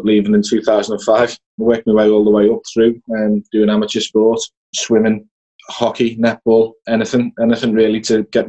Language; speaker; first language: English; native; English